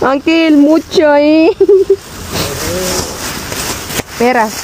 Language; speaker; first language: Spanish; non-native, learner; Filipino